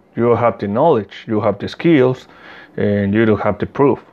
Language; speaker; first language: English; non-native, learner; Spanish